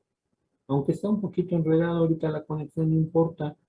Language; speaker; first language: Spanish; native; Spanish